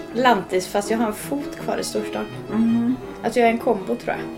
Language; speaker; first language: Swedish; native; Swedish